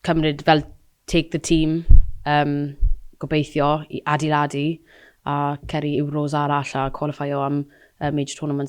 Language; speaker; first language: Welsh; non-native, local second language; English